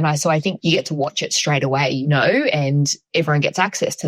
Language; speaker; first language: English; native; English